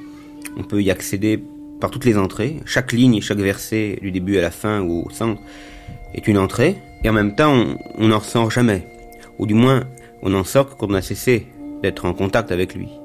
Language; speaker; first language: French; native; French